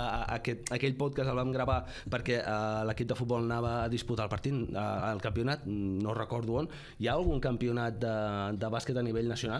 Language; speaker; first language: Catalan; native; Catalan